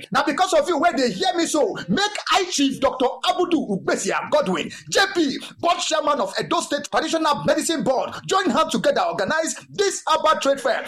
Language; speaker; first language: Nigerian Pidgin; non-native, local second language; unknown